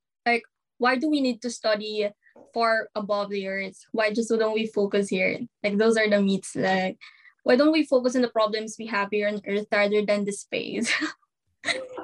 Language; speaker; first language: English; non-native, local second language; Filipino